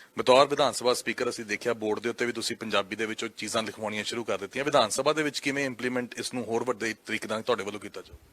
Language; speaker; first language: Punjabi; native; Punjabi